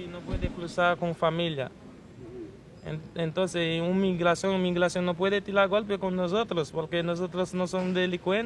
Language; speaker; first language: Spanish; non-native, learner; Haitian Creole